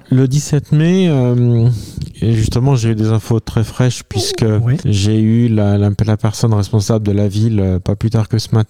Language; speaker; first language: French; native; French